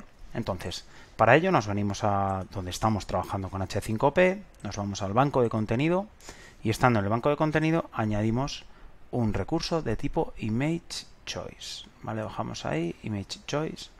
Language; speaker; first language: Spanish; native; Spanish